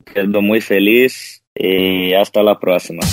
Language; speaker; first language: Spanish; non-native, learner; Portuguese